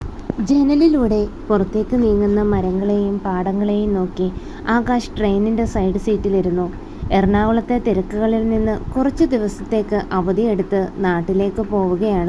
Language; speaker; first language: Malayalam; native; Malayalam